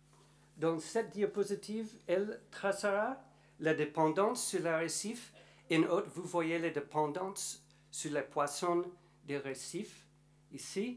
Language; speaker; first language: French; non-native, learner; English